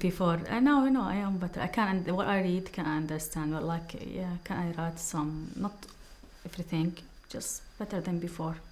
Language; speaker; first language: English; non-native, learner; Arabic